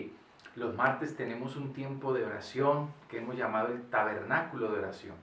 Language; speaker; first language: Spanish; native; Spanish